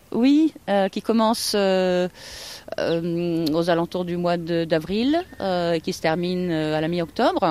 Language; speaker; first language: French; non-native, fluent; Norwegian